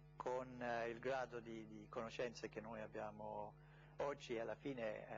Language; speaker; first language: Italian; non-native, fluent; English